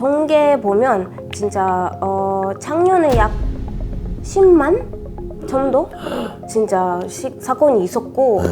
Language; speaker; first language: Korean; non-native, fluent; Russian